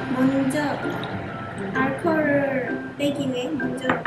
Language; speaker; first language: Korean; non-native, fluent; Japanese